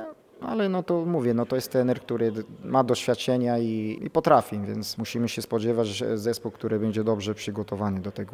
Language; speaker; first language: Polish; non-native, fluent; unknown